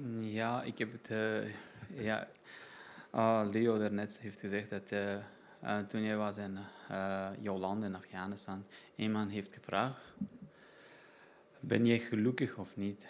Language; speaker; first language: Dutch; non-native, learner; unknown